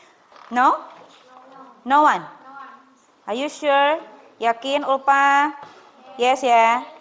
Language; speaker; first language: English; non-native, fluent; Indonesian